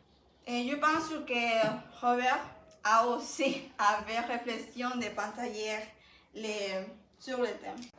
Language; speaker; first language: French; non-native, learner; Spanish